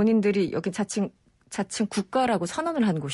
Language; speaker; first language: Korean; native; Korean